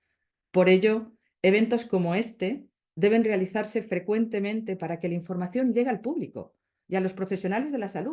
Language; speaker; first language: Spanish; native; Spanish